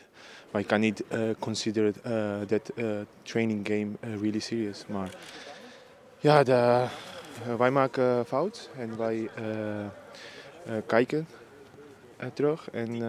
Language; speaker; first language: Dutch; non-native, learner; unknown